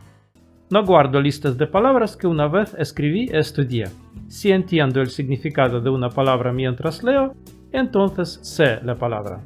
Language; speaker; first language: Spanish; non-native, fluent; Russian